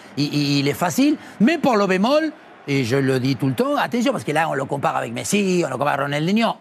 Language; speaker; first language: French; non-native, fluent; Spanish